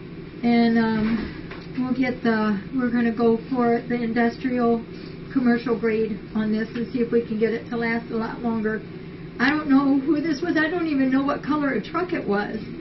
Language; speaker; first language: English; native; English